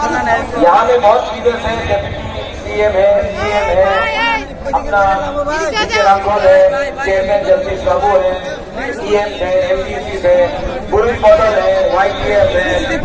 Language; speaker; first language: Hindi; non-native, local second language; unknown